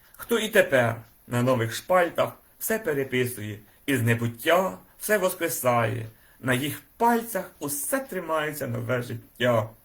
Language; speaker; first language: Ukrainian; native; Ukrainian